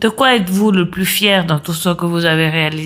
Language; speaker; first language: French; native; French